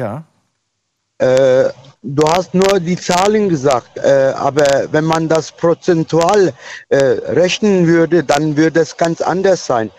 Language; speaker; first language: German; non-native, fluent; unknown